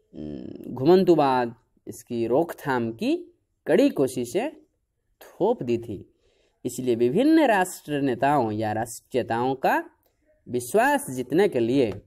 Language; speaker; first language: Hindi; non-native, local second language; Odia